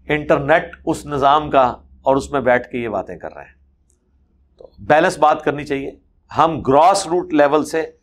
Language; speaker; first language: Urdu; non-native, local second language; Punjabi